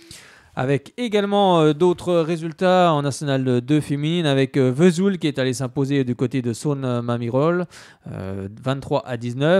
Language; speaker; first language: French; native; French